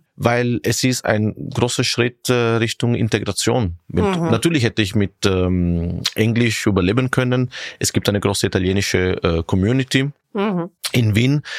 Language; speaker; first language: German; non-native, fluent; Italian